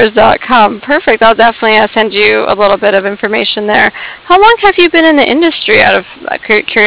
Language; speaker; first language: English; native; English